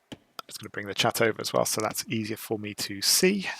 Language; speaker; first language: English; native; English